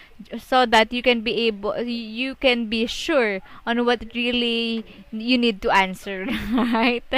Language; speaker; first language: English; non-native, fluent; Filipino